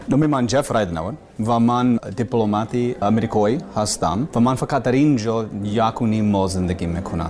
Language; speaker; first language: Persian; non-native, learner; English